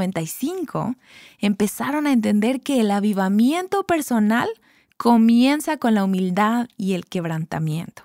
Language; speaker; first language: Spanish; native; Spanish